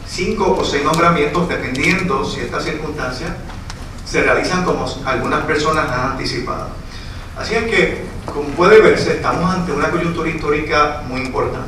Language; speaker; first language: Spanish; native; Spanish